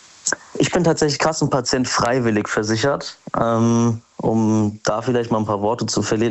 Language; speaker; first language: German; native; German